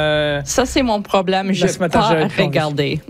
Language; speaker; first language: French; non-native, learner; English